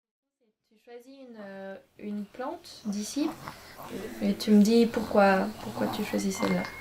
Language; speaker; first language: French; non-native, fluent; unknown